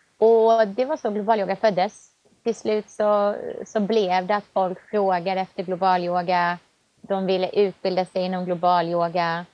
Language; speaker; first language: Swedish; native; Swedish